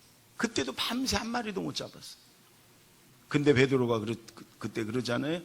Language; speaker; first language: Korean; native; Korean